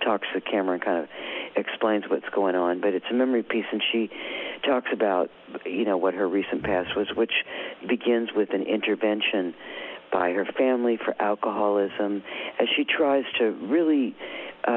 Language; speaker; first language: English; native; English